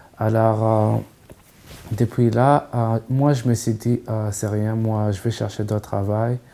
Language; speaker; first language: French; non-native, local second language; Kinyarwanda